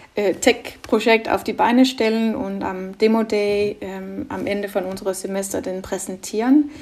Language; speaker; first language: German; non-native, fluent; Norwegian